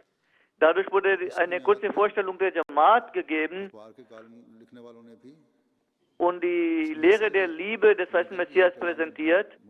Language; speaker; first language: German; non-native, fluent; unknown